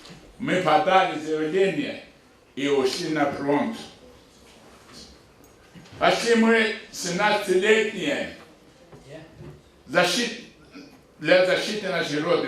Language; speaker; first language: Russian; non-native, local second language; Avaric